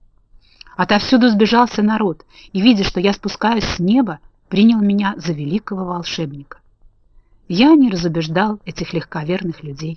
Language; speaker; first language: Russian; native; Russian